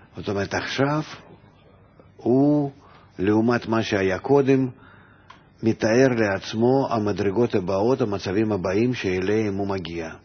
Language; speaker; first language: Hebrew; non-native, fluent; Russian